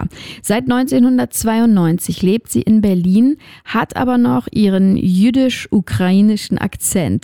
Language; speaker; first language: German; native; German